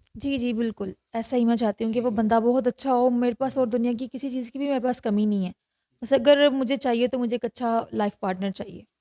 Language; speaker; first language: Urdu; native; Urdu